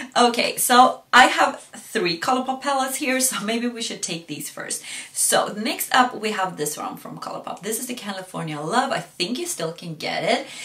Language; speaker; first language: English; non-native, fluent; Swedish